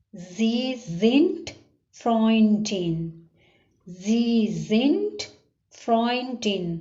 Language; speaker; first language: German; non-native, learner; Urdu